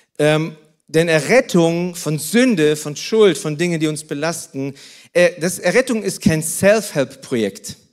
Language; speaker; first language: German; early bilingual, other home language; Russian